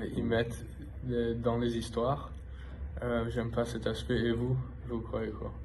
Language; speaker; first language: French; non-native, fluent; English